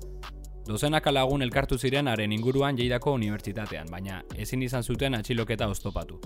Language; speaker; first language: Basque; native; Basque